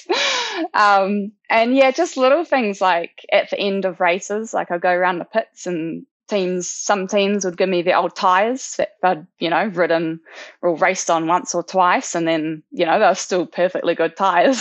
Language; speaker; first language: English; native; English